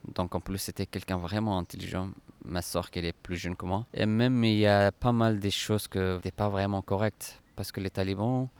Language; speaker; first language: French; non-native, fluent; Persian